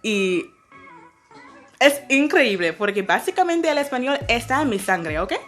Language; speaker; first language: Spanish; non-native, fluent; English